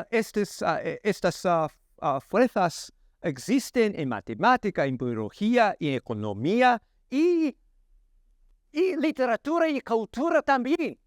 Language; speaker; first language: Spanish; non-native, learner; English